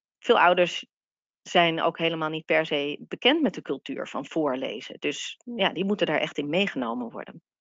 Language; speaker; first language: Dutch; native; Dutch